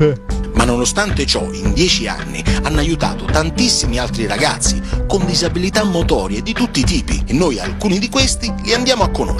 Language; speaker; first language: Italian; native; Italian